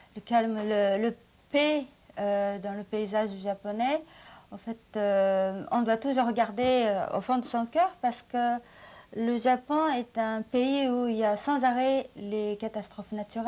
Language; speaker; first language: French; non-native, fluent; Japanese